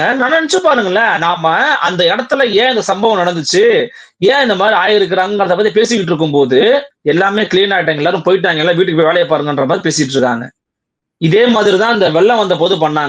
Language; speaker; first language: Tamil; native; Tamil